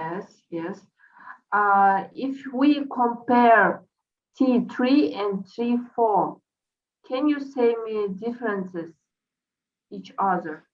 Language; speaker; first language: English; non-native, fluent; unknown